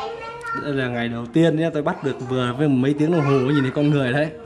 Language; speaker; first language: Vietnamese; native; Vietnamese